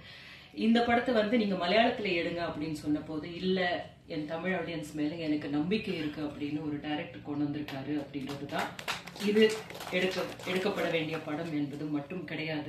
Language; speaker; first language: Tamil; native; Tamil